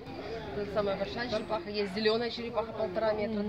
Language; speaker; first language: Russian; native; Russian